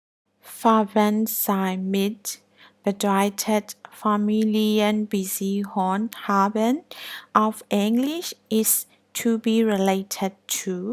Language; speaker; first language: German; non-native, learner; Burmese